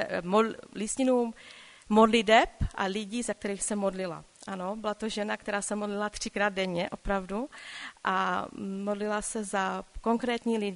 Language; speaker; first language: Czech; non-native, local second language; Polish